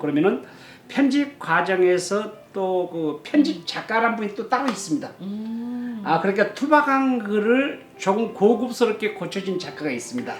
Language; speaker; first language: Korean; native; Korean